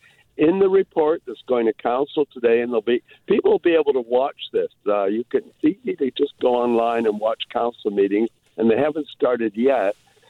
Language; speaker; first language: English; native; English